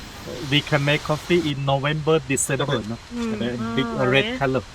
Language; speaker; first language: English; non-native, learner; Thai